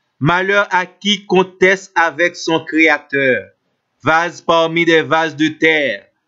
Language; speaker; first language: French; non-native, local second language; Haitian Creole